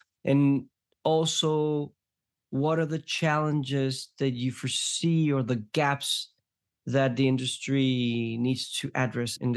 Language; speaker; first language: English; non-native, fluent; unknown